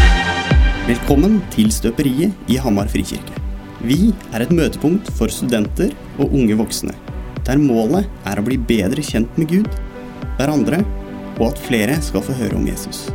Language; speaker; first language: Norwegian; native; Norwegian